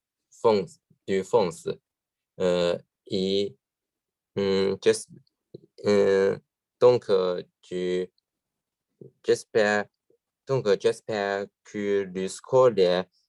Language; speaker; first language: French; non-native, learner; Chinese